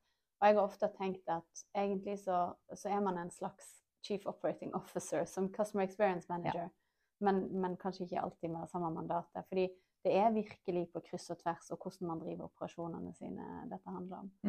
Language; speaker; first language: Norwegian; native; Norwegian